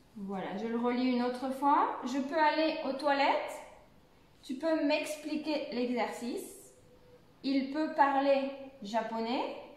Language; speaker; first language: French; native; French